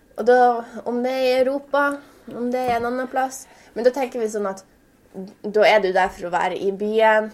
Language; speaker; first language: Norwegian; native; Norwegian